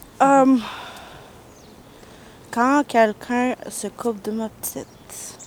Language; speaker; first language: French; non-native, local second language; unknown